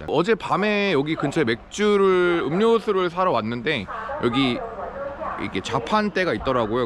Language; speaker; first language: Korean; native; Korean